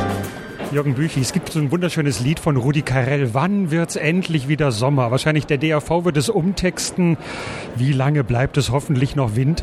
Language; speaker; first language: German; native; German